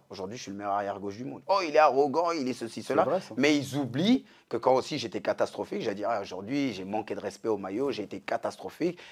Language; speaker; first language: French; native; French